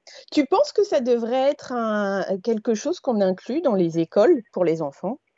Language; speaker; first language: French; native; French